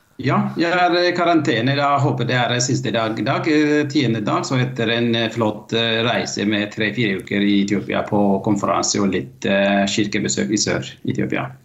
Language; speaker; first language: Norwegian; non-native, fluent; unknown